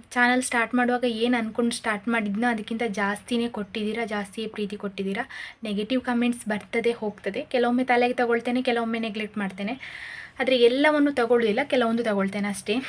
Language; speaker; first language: Kannada; native; Kannada